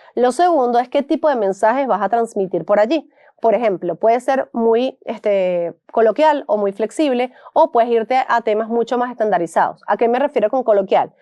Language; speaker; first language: Spanish; native; Spanish